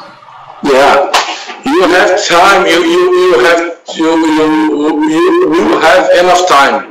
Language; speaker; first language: English; non-native, learner; Portuguese